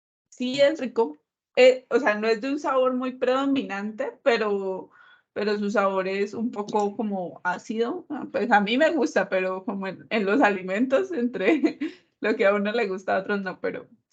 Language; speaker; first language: Spanish; native; Spanish